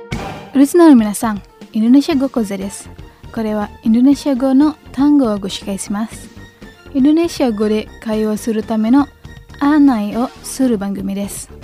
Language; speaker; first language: Japanese; non-native, fluent; Indonesian